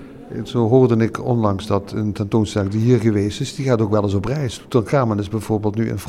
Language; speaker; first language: Dutch; native; Dutch